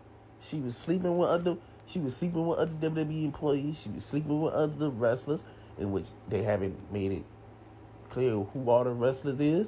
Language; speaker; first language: English; native; English